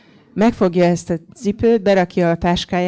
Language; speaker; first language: Hungarian; native; Hungarian